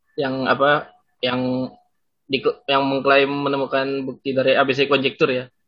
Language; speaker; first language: Indonesian; native; Indonesian